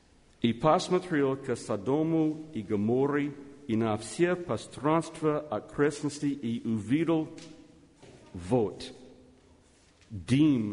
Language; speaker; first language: Russian; non-native, learner; English